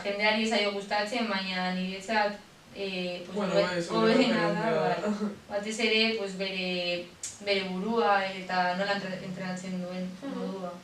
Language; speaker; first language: Basque; non-native, local second language; Spanish